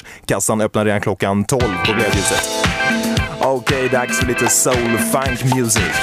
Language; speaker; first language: Swedish; native; Swedish